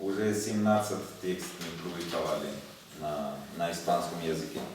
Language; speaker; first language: Russian; non-native, learner; Spanish